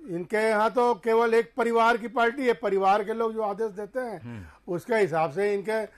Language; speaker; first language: Hindi; native; Hindi